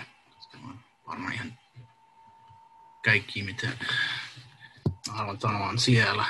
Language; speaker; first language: Finnish; non-native, learner; English